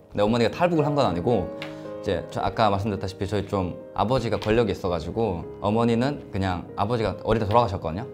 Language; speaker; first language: Korean; native; Korean